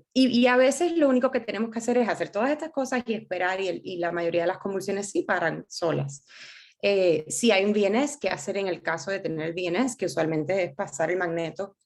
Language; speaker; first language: Spanish; native; Spanish